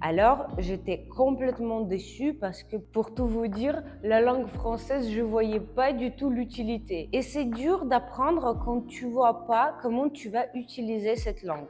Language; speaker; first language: French; non-native, fluent; Russian